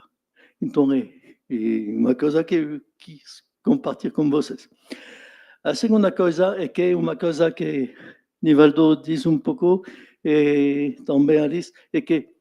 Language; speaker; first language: Portuguese; non-native, fluent; French